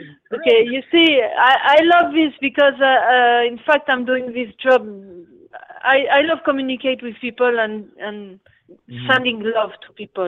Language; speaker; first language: English; non-native, fluent; French